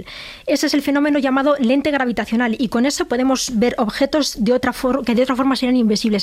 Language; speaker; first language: Spanish; native; Spanish